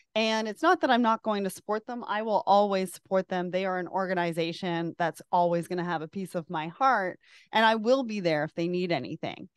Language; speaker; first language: English; native; English